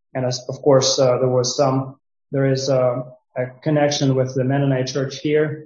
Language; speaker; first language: English; non-native, fluent; Ukrainian